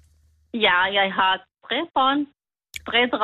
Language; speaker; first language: Danish; non-native, learner; Kurdish